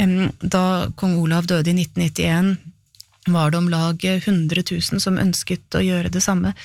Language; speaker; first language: Norwegian; native; Norwegian